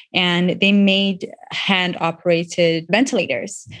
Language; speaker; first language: English; non-native, local second language; Persian